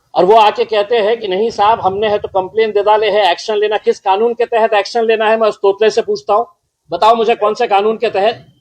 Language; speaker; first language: Hindi; non-native, local second language; Marathi